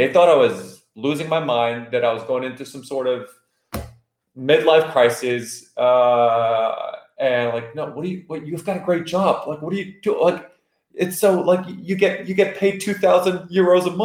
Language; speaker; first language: English; native; English